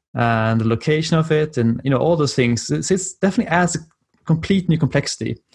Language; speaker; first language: English; non-native, fluent; Swedish